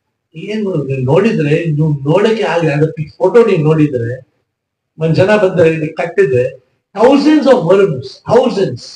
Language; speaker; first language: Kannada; non-native, local second language; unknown